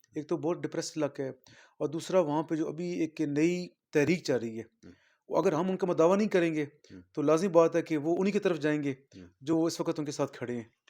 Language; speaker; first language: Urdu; non-native, local second language; Punjabi